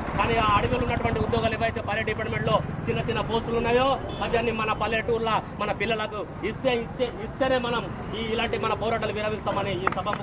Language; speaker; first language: Telugu; non-native, local second language; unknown